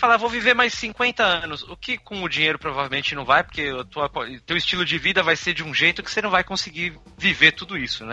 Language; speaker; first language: Portuguese; native; Portuguese